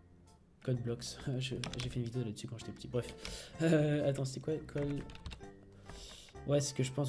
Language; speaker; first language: French; native; French